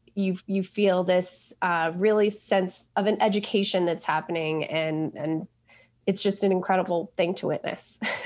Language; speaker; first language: English; native; English